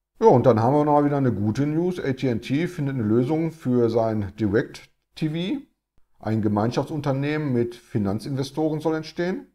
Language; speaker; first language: German; native; German